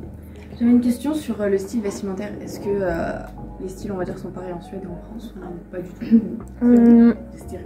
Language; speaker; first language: French; native; French